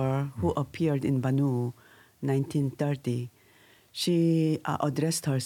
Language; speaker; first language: English; non-native, learner; Korean